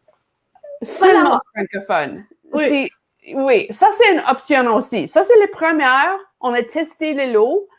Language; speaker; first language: French; non-native, learner; English